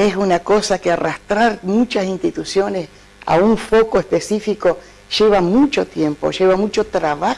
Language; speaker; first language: Spanish; native; Spanish